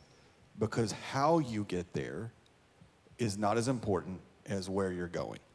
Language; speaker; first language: English; native; English